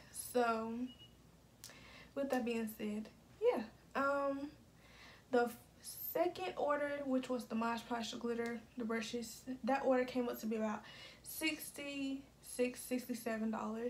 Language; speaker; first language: English; native; English